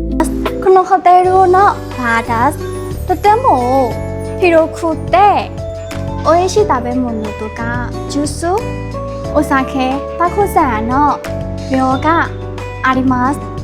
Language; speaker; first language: Japanese; non-native, learner; Burmese